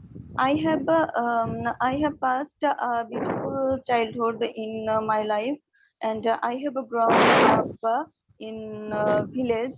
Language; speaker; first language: English; non-native, learner; Bangla